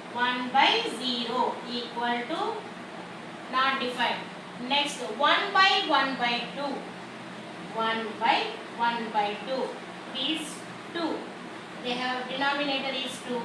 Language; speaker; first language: English; non-native, local second language; Telugu